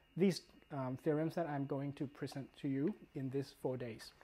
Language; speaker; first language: English; non-native, fluent; Thai